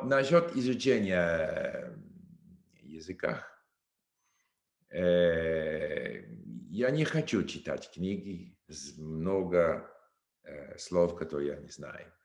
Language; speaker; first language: Russian; non-native, learner; English